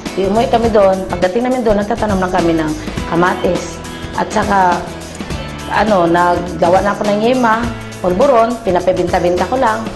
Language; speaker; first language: Filipino; non-native, local second language; Cebuano